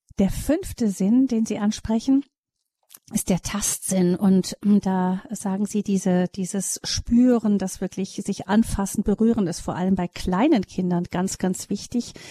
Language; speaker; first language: German; native; German